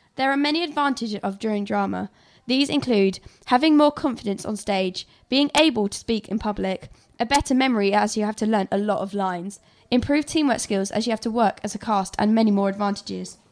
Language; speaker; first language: English; non-native, fluent; Chinese